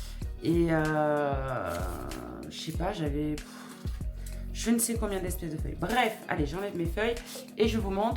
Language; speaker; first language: French; native; French